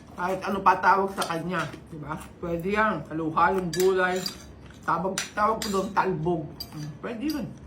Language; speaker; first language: Filipino; native; Filipino